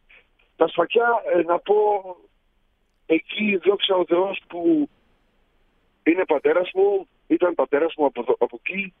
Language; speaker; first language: Greek; early bilingual, heritage; Greek